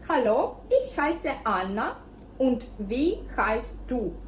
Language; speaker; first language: German; non-native, fluent; Ukrainian